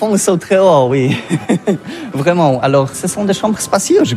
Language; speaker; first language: French; non-native, learner; Polish